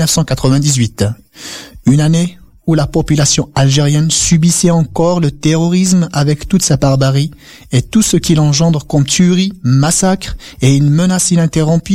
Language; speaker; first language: French; non-native, local second language; Kabyle